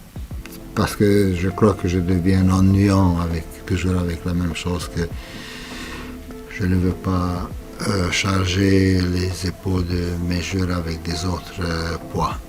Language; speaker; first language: French; non-native, fluent; Romanian